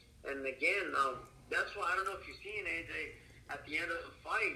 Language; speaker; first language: English; early bilingual, other home language; Spanish